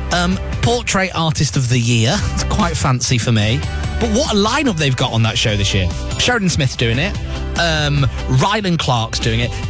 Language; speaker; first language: English; native; English